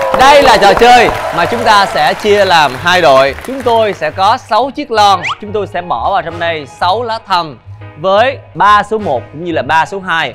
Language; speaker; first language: Vietnamese; native; Vietnamese